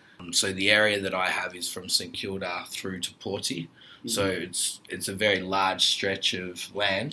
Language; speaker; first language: English; native; English